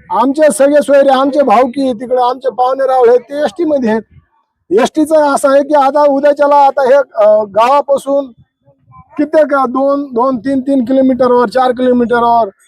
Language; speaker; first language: Marathi; non-native, local second language; Lambadi